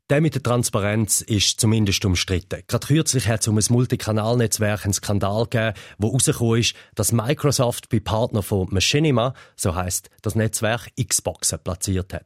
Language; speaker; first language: German; native; German